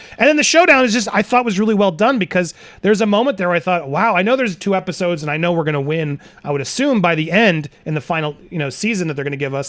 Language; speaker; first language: English; native; English